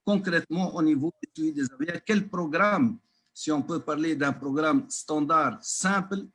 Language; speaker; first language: French; non-native, local second language; Arabic